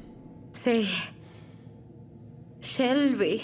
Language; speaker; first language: Spanish; native; Spanish